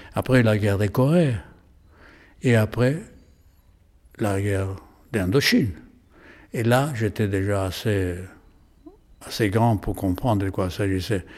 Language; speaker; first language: French; non-native, fluent; Spanish